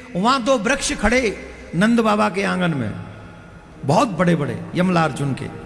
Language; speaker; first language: Hindi; native; Hindi